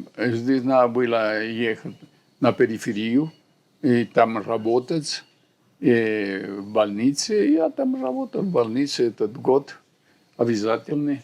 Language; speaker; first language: Russian; non-native, fluent; Spanish